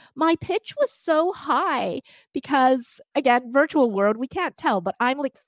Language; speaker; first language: English; non-native, fluent; Cantonese